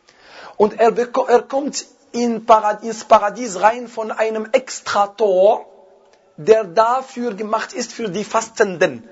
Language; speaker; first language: German; non-native, fluent; Arabic